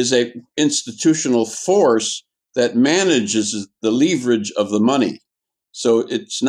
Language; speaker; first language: English; native; English